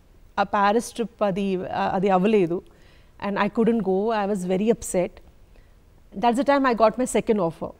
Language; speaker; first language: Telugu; non-native, local second language; Malayalam